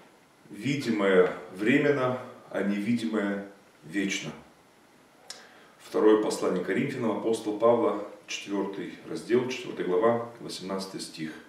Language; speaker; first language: Russian; native; Russian